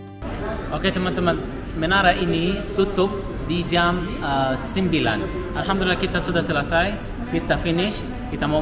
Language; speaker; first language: Indonesian; non-native, learner; Arabic